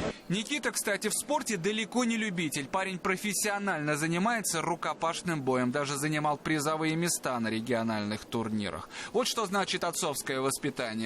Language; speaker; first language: Russian; native; Russian